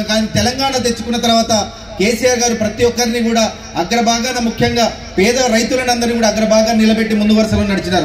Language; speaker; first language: Telugu; native; Telugu